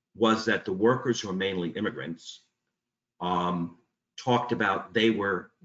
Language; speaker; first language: English; native; English